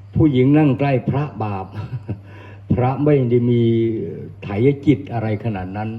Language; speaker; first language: Thai; non-native, local second language; Northern Khmer